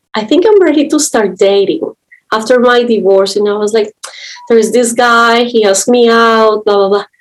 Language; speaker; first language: English; non-native, fluent; Spanish